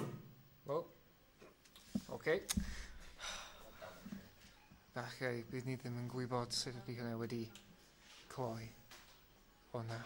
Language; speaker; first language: Welsh; non-native, local second language; English